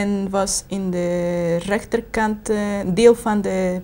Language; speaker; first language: Dutch; non-native, learner; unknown